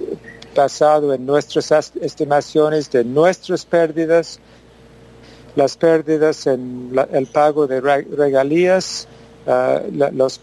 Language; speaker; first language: Spanish; non-native, fluent; English